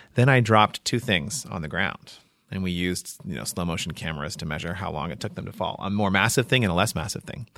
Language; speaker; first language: English; native; English